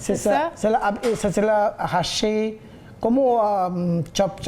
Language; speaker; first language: French; non-native, learner; Bangla